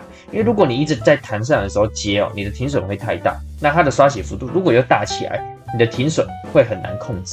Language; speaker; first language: Chinese; native; Chinese